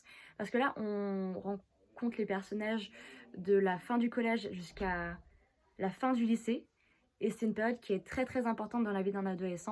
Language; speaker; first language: French; native; French